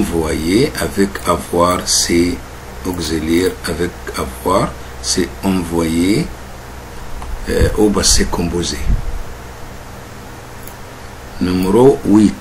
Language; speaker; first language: French; non-native, fluent; Arabic